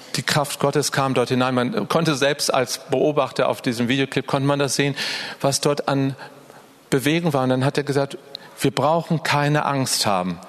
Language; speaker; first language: German; native; German